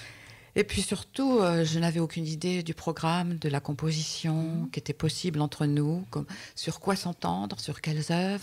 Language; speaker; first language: French; native; French